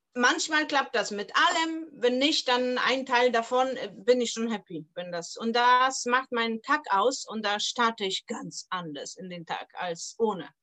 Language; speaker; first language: German; non-native, fluent; Polish